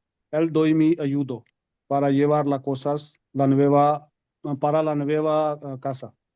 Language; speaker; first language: Spanish; non-native, learner; Urdu